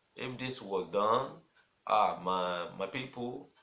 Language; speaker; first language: English; non-native, local second language; Yoruba